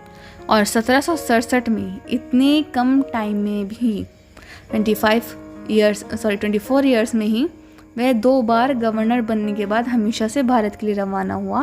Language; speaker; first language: Hindi; native; Hindi